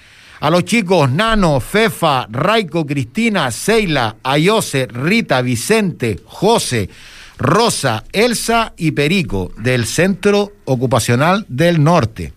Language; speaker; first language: Spanish; native; Spanish